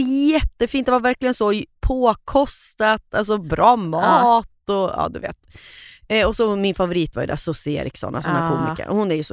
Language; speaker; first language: Swedish; native; Swedish